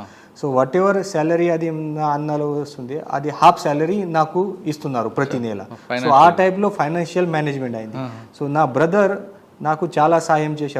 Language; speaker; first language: Telugu; non-native, fluent; Marathi